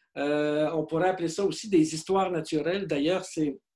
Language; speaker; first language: French; native; French